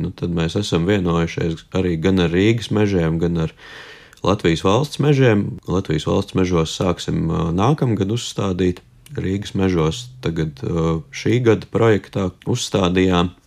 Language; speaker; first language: Latvian; native; Latvian